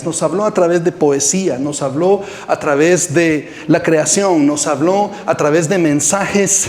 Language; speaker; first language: Spanish; native; Spanish